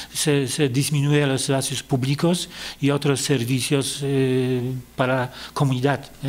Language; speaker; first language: Spanish; non-native, fluent; Polish